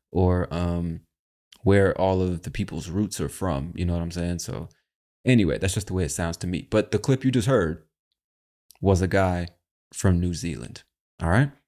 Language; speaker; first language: English; native; English